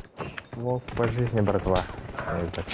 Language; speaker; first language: Russian; non-native, local second language; Yakut